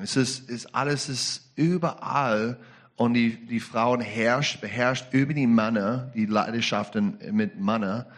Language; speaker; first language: German; non-native, learner; English